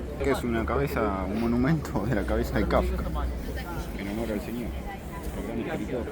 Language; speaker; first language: Spanish; native; Spanish